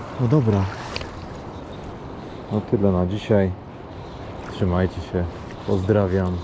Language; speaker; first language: Polish; native; Polish